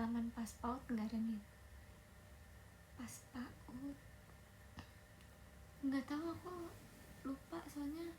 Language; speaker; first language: Indonesian; native; Indonesian